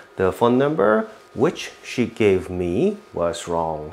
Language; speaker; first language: English; non-native, fluent; Korean